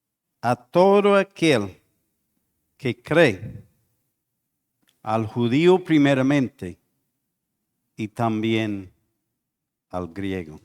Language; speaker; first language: Spanish; non-native, fluent; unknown